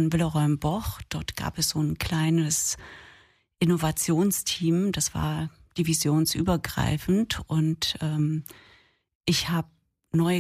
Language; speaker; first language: German; native; German